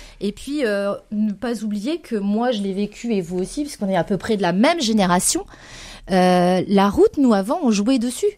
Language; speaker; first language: French; native; French